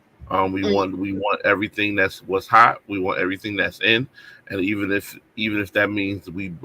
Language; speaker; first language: English; native; English